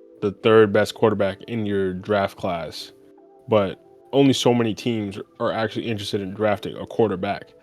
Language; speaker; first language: English; native; English